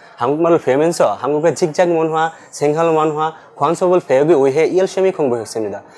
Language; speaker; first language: Korean; non-native, learner; Bangla